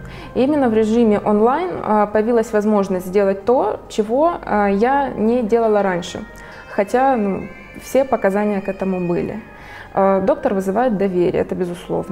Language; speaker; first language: Russian; native; Russian